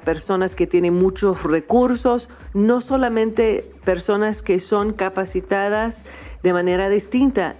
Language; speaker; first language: Spanish; non-native, fluent; English